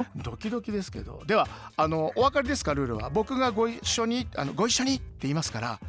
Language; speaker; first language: Japanese; native; Japanese